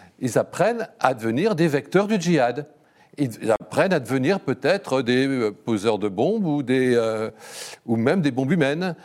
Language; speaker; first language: French; native; French